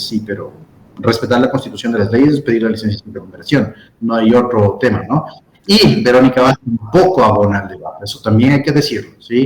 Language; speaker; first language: Spanish; native; Spanish